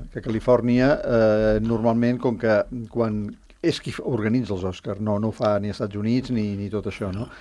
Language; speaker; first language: Catalan; native; Catalan